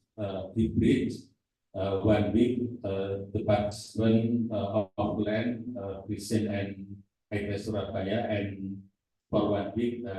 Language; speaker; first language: English; non-native, fluent; Indonesian